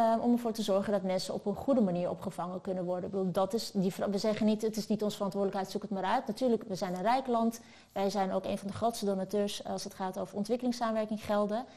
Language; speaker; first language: Dutch; early bilingual, other home language; Turkish